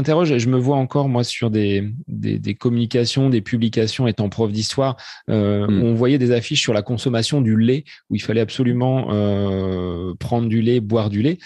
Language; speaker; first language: French; native; French